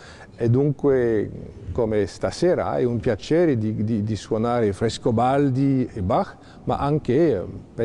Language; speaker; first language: Italian; non-native, fluent; French